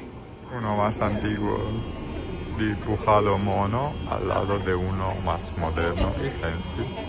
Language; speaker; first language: Spanish; non-native, fluent; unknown